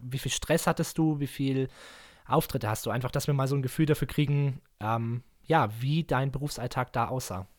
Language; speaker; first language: German; native; German